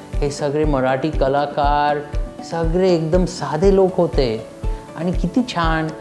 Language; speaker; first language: Marathi; early bilingual, heritage; Marathi